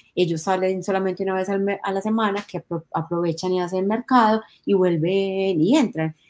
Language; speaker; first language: Spanish; native; Spanish